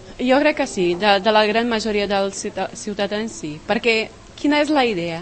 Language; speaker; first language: Catalan; non-native, fluent; Portuguese